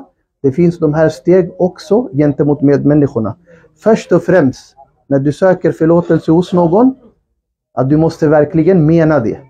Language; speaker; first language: Swedish; non-native, fluent; Urdu